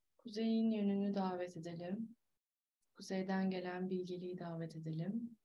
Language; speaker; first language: Turkish; native; Turkish